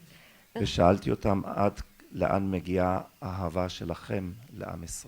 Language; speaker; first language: Hebrew; early bilingual, other home language; German